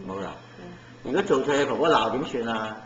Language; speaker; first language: Cantonese; native; Cantonese